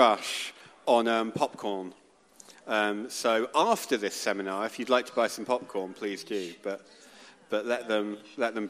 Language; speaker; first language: English; native; English